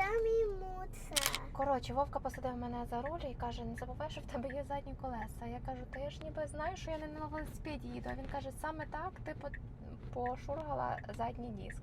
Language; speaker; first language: Ukrainian; native; Ukrainian